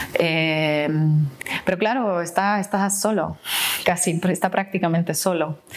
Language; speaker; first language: Spanish; non-native, fluent; Russian